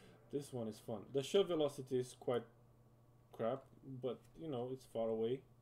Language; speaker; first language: English; non-native, fluent; Romanian